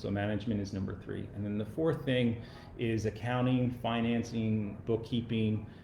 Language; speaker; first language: English; native; English